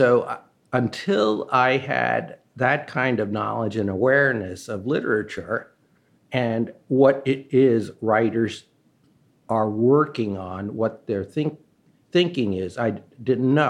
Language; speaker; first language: English; early bilingual, other home language; Chinese